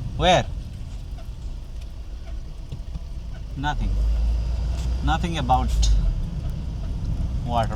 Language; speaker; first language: English; non-native, learner; Nepali